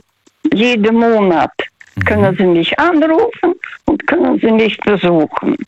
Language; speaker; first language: German; non-native, fluent; Russian